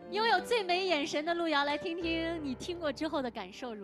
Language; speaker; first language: Chinese; native; Chinese